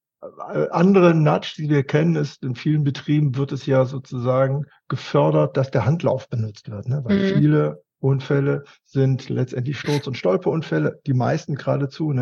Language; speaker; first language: German; native; German